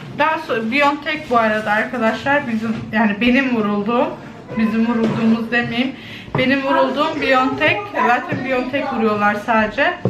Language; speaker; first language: Turkish; early bilingual, heritage; Turkish